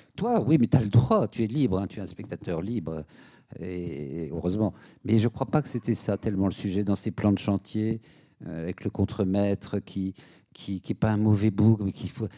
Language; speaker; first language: French; native; French